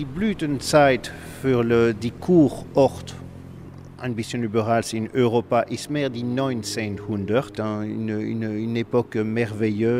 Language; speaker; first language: German; non-native, learner; French